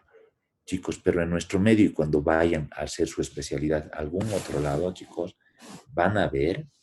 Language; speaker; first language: Spanish; native; Spanish